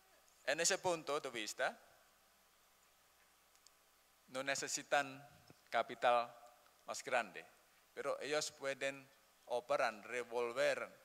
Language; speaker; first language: Spanish; non-native, learner; Indonesian